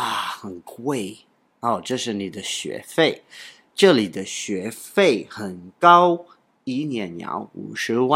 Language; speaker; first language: Chinese; non-native, learner; English